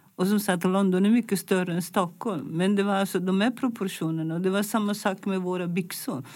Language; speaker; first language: Swedish; non-native, fluent; Italian